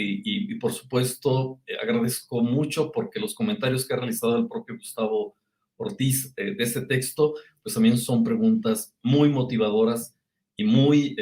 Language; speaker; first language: Spanish; native; Spanish